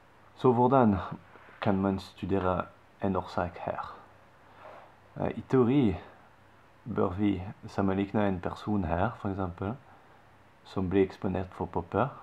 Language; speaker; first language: Norwegian; non-native, fluent; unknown